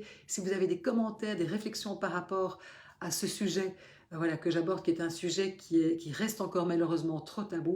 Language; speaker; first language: French; native; French